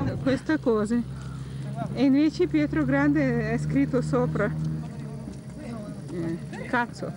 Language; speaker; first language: Italian; non-native, learner; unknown